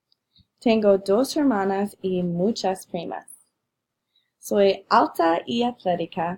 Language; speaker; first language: Spanish; non-native, learner; English